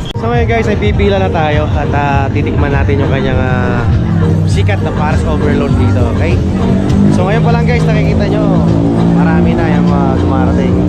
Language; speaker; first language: Filipino; non-native, local second language; Waray